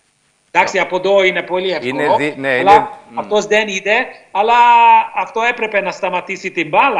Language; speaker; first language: Greek; non-native, learner; Hungarian